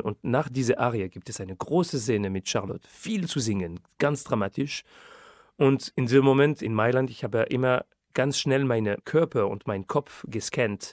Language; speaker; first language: German; non-native, fluent; French